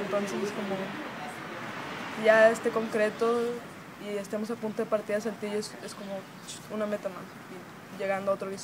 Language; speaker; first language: Spanish; native; Spanish